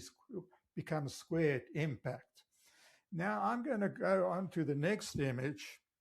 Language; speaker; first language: English; native; English